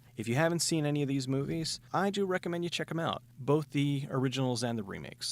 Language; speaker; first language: English; native; English